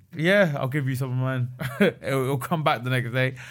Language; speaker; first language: English; native; English